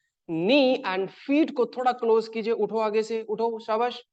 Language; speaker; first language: Hindi; native; Hindi